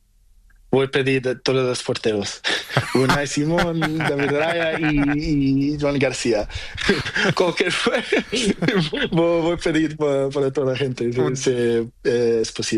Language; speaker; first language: Spanish; non-native, learner; Portuguese